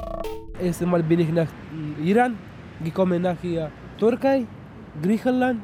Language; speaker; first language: German; non-native, learner; Pashto